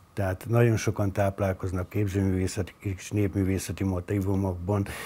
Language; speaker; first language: Hungarian; native; Hungarian